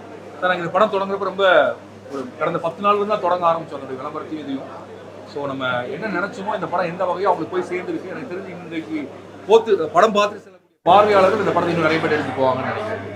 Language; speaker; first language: Tamil; native; Tamil